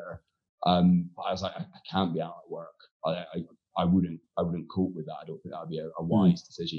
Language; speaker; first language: English; native; English